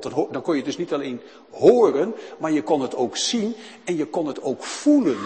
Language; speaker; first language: Dutch; native; Dutch